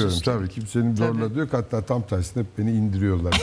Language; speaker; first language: Turkish; native; Turkish